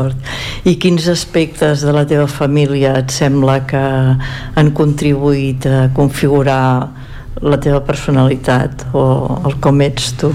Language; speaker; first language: Catalan; native; Catalan